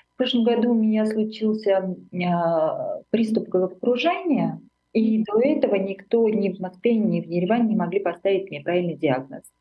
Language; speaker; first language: Russian; non-native, local second language; Armenian